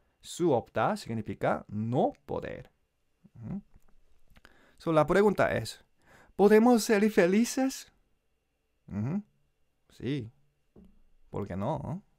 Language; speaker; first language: Spanish; non-native, learner; Korean